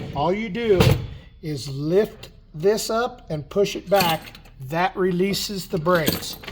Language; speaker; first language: English; native; English